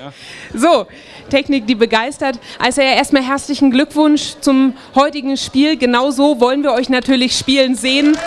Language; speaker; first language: German; native; German